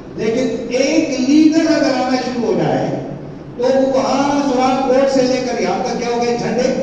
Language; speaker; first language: Urdu; non-native, local second language; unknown